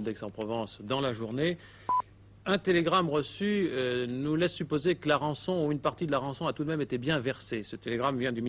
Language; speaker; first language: French; native; French